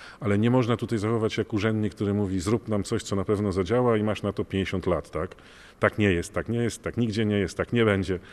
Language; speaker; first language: Polish; native; Polish